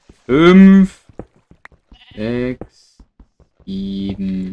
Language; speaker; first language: German; native; German